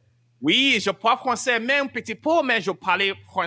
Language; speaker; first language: French; non-native, learner; Yoruba